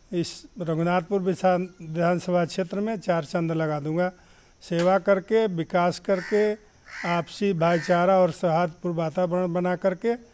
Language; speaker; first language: Hindi; non-native, local second language; Bhojpuri